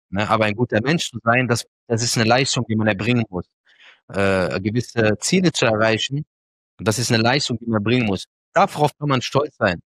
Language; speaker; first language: German; early bilingual, other home language; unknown